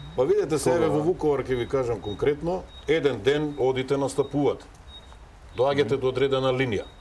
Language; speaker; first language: Macedonian; native; Macedonian